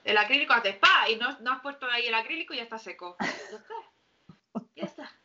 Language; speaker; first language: Spanish; native; Spanish